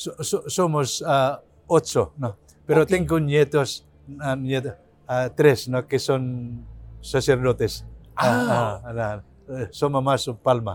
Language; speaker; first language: Spanish; non-native, learner; Cebuano